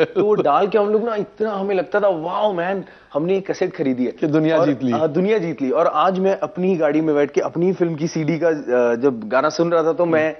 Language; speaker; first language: Hindi; native; Hindi